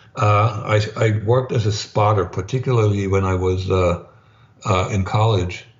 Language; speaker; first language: English; non-native, fluent; German